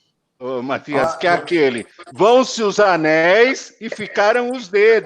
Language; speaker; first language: Portuguese; native; Portuguese